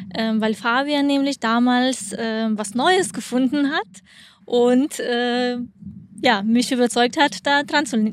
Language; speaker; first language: German; non-native, fluent; Lithuanian